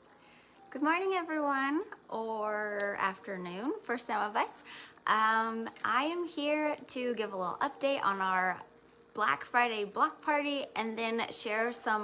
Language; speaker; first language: English; native; English